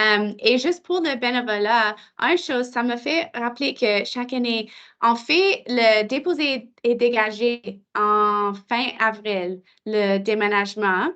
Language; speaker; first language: French; non-native, local second language; English